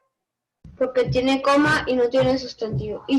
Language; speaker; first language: Spanish; native; Spanish